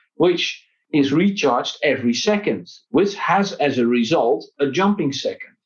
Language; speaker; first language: English; non-native, fluent; Dutch